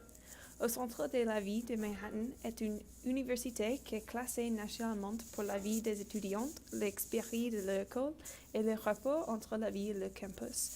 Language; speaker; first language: French; non-native, learner; English